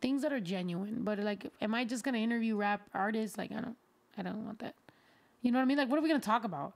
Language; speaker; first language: English; early bilingual, other home language; Spanish